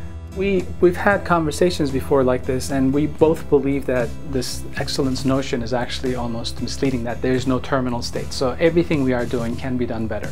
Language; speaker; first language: English; non-native, fluent; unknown